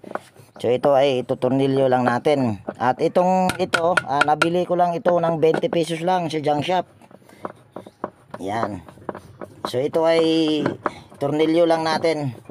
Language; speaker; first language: Filipino; native; Filipino